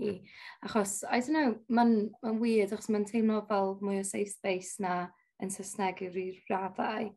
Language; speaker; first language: Welsh; non-native, local second language; English